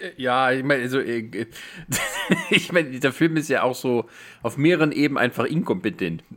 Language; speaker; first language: German; native; German